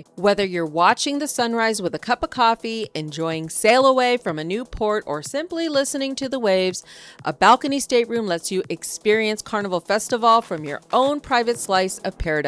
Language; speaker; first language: English; native; English